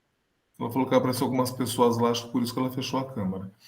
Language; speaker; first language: Portuguese; native; Portuguese